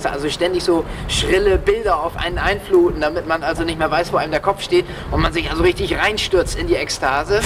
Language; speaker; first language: German; native; German